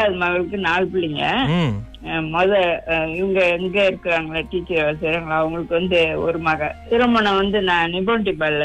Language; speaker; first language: Tamil; early bilingual, heritage; Tamil